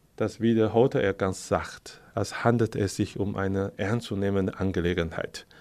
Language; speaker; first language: German; non-native, fluent; Chinese